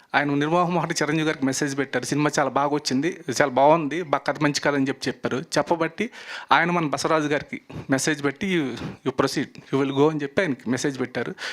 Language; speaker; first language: Telugu; native; Telugu